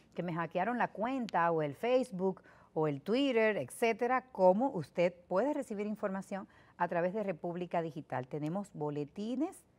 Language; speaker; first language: Spanish; native; Spanish